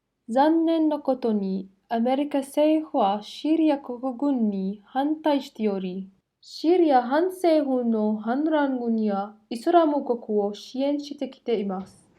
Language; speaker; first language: Japanese; non-native, fluent; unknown